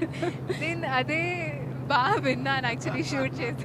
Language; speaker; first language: Telugu; non-native, fluent; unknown